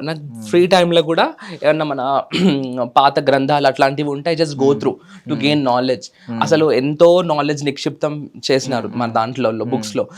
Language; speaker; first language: Telugu; native; Telugu